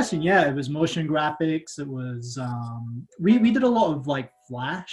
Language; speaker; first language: English; native; English